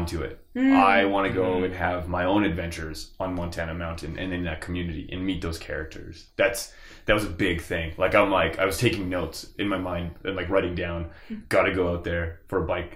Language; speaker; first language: English; native; English